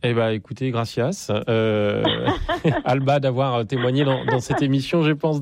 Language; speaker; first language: French; native; French